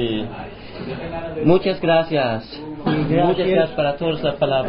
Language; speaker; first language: Spanish; non-native, learner; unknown